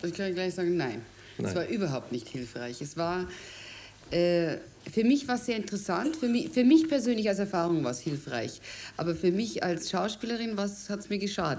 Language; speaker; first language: German; native; German